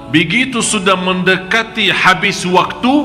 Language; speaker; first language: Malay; non-native, fluent; Arabic